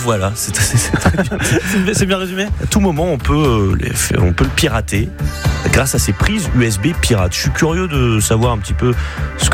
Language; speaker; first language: French; native; French